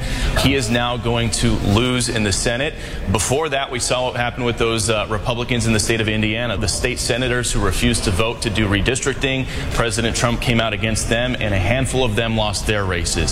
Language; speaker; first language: English; native; English